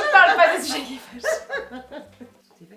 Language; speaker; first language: French; native; French